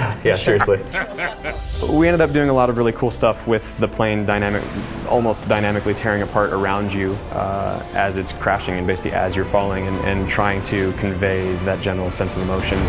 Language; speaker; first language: English; native; English